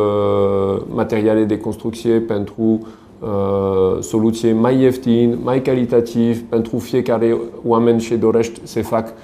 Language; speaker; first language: Romanian; non-native, learner; French